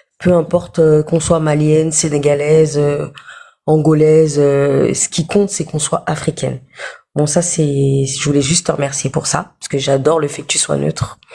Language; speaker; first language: French; early bilingual, other home language; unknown